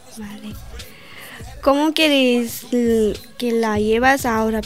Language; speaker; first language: Spanish; non-native, learner; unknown